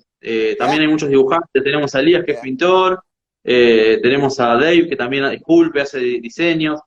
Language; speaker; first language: Spanish; native; Spanish